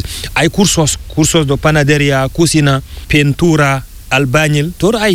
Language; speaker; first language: Spanish; non-native, learner; Fula